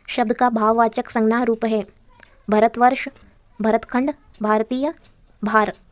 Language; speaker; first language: Hindi; non-native, local second language; Kannada